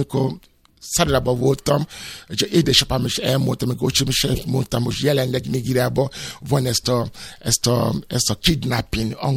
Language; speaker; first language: Hungarian; non-native, fluent; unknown